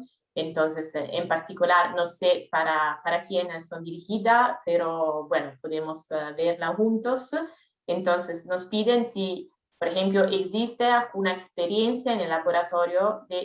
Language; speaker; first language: Spanish; non-native, fluent; Italian